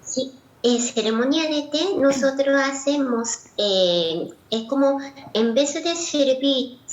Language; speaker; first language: Spanish; non-native, learner; Japanese